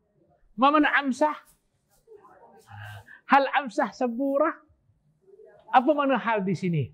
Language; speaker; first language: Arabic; non-native, fluent; Malay